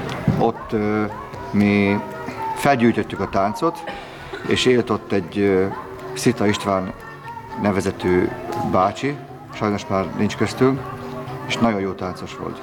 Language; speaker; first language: Hungarian; native; Hungarian